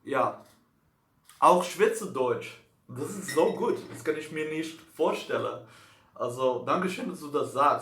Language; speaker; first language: German; non-native, learner; Dutch